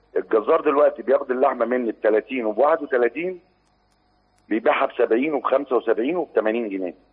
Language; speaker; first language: Arabic; native; Arabic